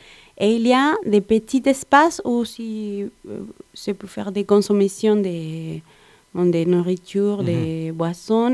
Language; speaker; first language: French; non-native, learner; Spanish